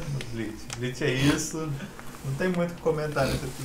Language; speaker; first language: Portuguese; native; Portuguese